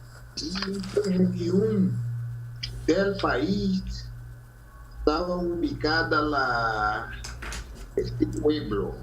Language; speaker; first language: Spanish; non-native, fluent; Portuguese